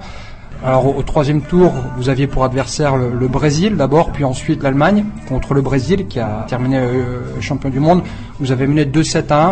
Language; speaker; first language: French; native; French